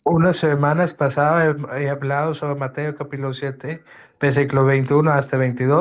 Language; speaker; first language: Spanish; non-native, fluent; Dutch